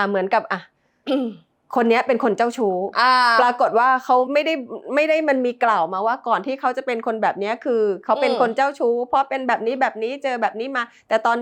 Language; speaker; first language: Thai; native; Thai